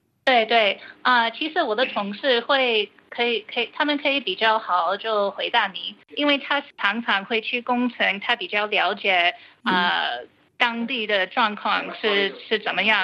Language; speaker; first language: Chinese; early bilingual, heritage; Chinese